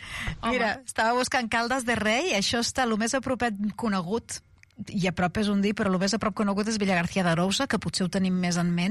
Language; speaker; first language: Catalan; native; Catalan